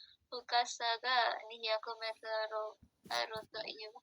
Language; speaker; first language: Japanese; non-native, learner; Indonesian